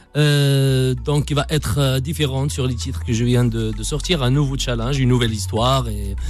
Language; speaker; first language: French; non-native, local second language; Arabic